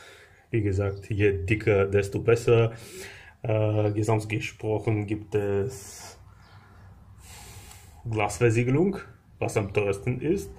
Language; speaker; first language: German; non-native, fluent; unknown